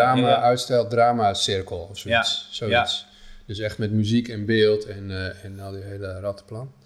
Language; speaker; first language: Dutch; native; Dutch